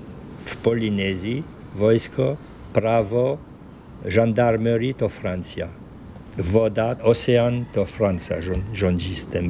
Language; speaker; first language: Polish; early bilingual, heritage; Polish